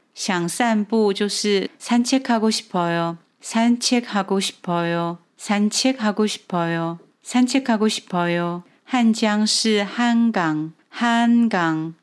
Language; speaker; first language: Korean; non-native, fluent; Chinese